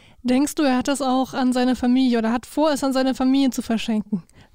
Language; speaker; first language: German; native; German